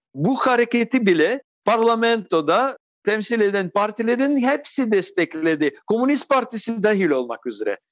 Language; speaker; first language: Turkish; non-native, fluent; Russian